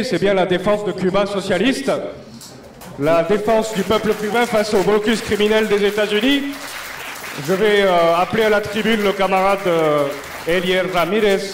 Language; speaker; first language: French; native; French